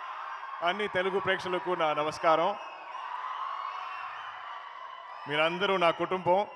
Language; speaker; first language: Telugu; non-native, learner; Malayalam